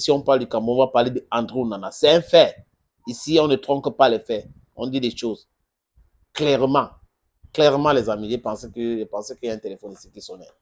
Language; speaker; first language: French; non-native, local second language; English